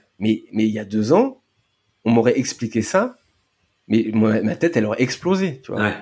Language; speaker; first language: French; native; French